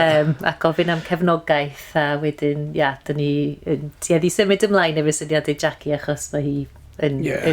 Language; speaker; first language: Welsh; native; Welsh